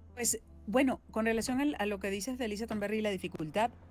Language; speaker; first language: Spanish; native; Spanish